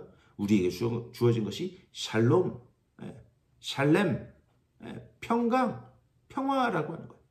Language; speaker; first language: Korean; native; Korean